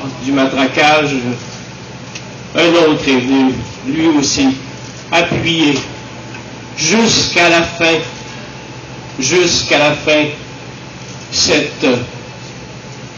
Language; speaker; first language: French; native; French